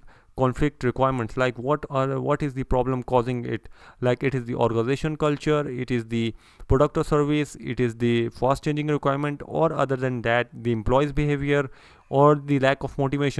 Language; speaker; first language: English; non-native, local second language; Urdu